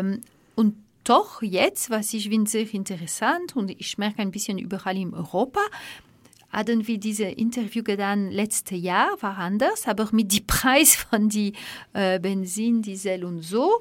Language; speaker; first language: German; non-native, fluent; French